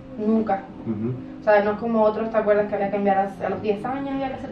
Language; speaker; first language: Spanish; native; Spanish